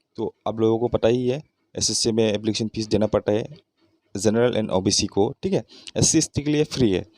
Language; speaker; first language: Hindi; non-native, local second language; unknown